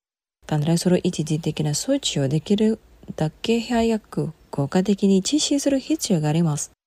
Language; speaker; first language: Japanese; non-native, fluent; Indonesian